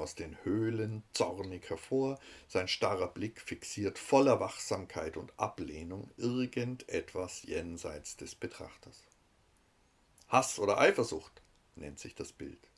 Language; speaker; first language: German; native; German